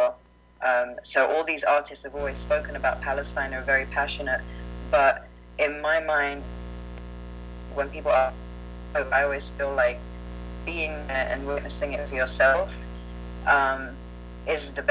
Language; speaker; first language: English; native; English